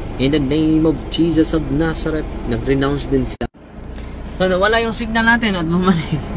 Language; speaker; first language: Filipino; non-native, local second language; Cebuano